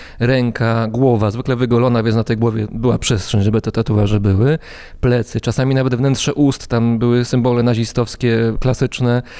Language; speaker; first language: Polish; native; Polish